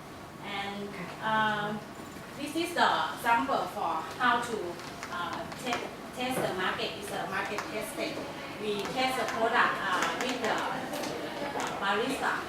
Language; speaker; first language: English; non-native, learner; Thai